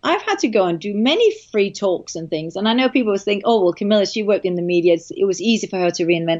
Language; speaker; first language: English; non-native, fluent; Danish